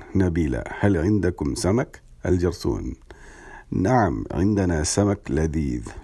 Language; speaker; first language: Arabic; non-native, learner; English